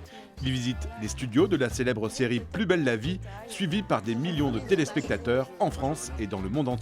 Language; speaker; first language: French; native; French